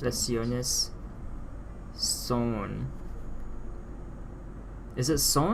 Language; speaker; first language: Spanish; non-native, learner; English